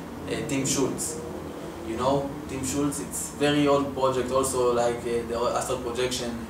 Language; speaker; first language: English; non-native, learner; Hebrew